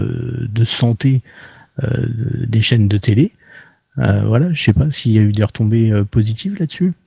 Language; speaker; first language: French; native; French